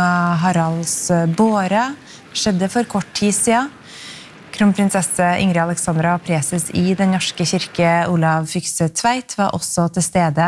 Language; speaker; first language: Norwegian; native; Norwegian